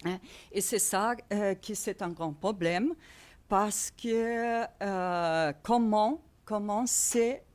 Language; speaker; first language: French; non-native, fluent; Portuguese